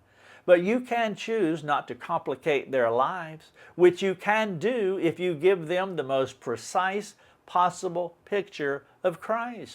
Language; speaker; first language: English; native; English